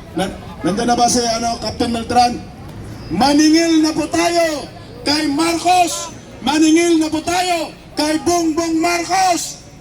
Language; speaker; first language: Filipino; native; Filipino